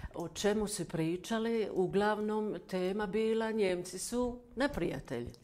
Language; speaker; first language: Croatian; non-native, fluent; German